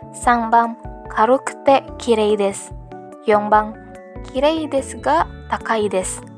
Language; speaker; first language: Japanese; non-native, learner; Indonesian